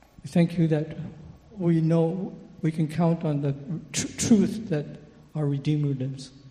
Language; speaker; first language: English; native; English